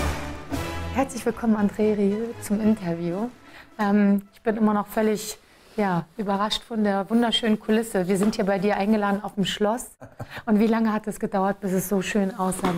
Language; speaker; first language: German; native; German